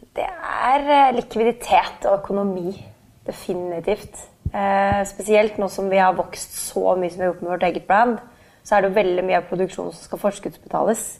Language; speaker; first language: Norwegian; native; Norwegian